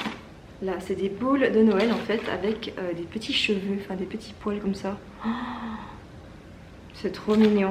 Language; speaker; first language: French; native; French